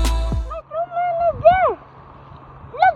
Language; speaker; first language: English; early bilingual, other home language; Urdu